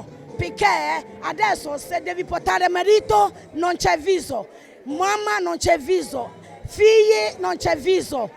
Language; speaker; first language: Italian; non-native, fluent; Akan